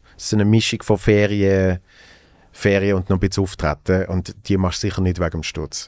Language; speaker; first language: German; native; German